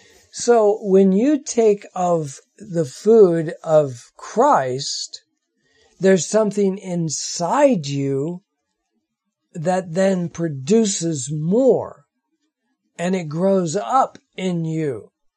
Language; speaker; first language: English; native; English